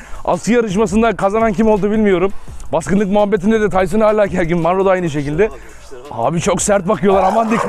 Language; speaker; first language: Turkish; native; Turkish